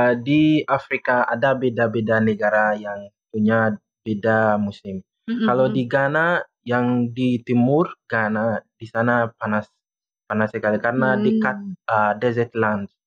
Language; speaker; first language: Indonesian; non-native, learner; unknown